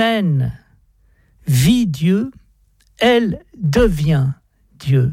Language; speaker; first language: French; native; French